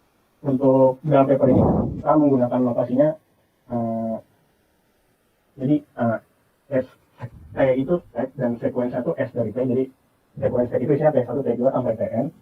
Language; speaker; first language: Indonesian; native; Indonesian